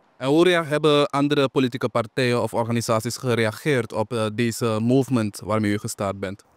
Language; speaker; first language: Dutch; native; Dutch